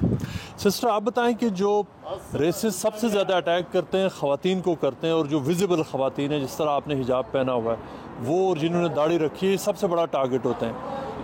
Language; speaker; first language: Urdu; native; Urdu